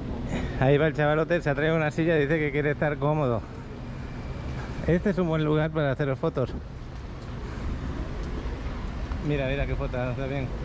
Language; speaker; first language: Spanish; native; Spanish